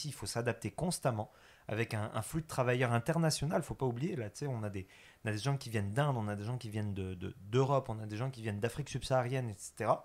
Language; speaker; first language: French; native; French